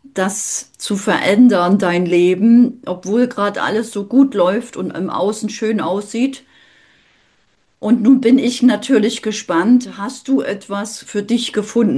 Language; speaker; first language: German; native; German